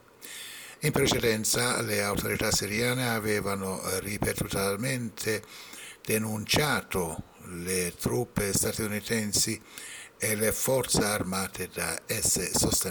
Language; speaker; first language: Italian; non-native, fluent; Persian